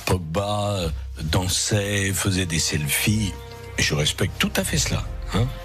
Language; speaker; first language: French; native; French